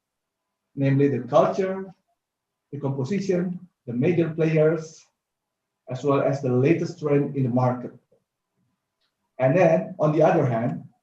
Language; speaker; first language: English; non-native, fluent; Indonesian